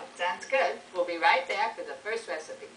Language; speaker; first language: English; native; English